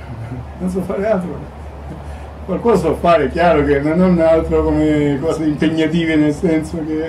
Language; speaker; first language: Italian; native; Italian